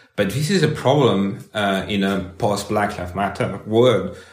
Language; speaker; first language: English; non-native, fluent; French